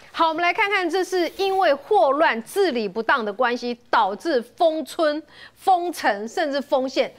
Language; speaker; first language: Chinese; native; Chinese